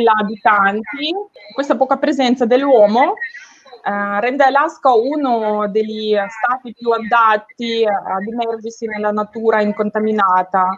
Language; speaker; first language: Italian; non-native, learner; Ukrainian